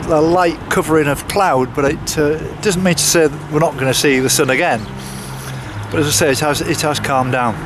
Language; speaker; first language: English; native; English